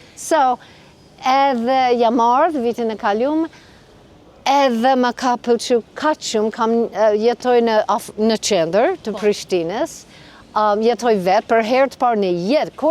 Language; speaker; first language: Albanian; non-native, fluent; English